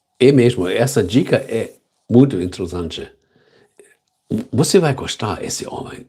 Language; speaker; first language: Portuguese; non-native, learner; German